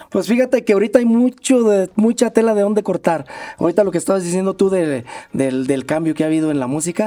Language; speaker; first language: Spanish; native; Spanish